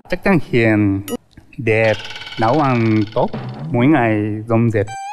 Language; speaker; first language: Vietnamese; non-native, learner; Japanese